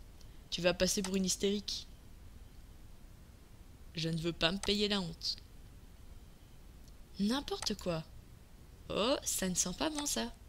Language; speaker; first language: French; native; French